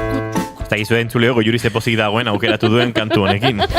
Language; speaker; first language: Basque; native; Basque